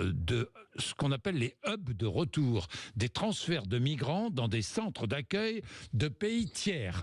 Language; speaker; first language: French; native; French